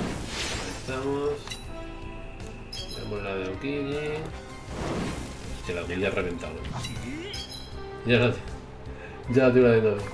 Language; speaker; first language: Spanish; native; Spanish